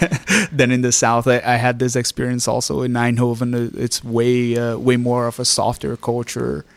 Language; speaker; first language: English; non-native, fluent; Portuguese